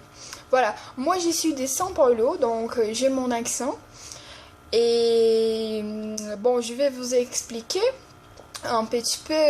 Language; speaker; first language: French; non-native, fluent; Portuguese